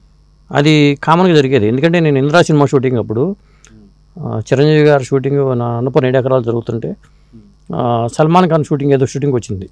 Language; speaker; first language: Telugu; native; Telugu